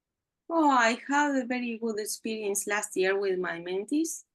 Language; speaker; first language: English; non-native, learner; Spanish